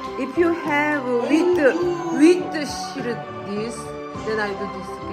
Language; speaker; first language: English; non-native, learner; Korean